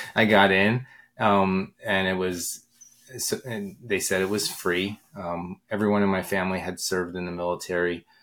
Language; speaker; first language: English; native; English